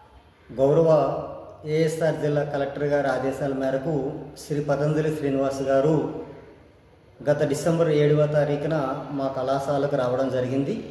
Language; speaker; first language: Telugu; native; Telugu